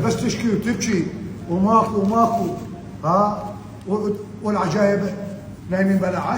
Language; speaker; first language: Arabic; native; Arabic